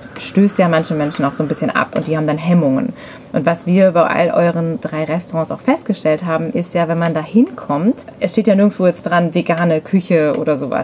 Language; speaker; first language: German; native; German